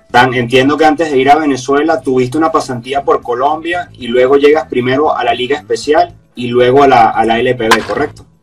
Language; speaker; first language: Spanish; native; Spanish